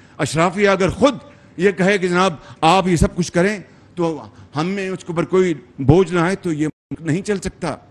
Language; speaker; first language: Urdu; non-native, local second language; Punjabi